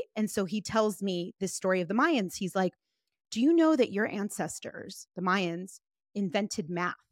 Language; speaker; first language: English; early bilingual, other home language; Spanish